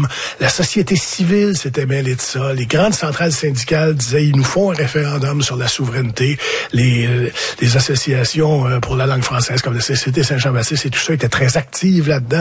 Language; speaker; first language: French; native; French